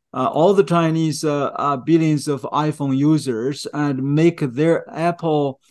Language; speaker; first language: English; non-native, fluent; Chinese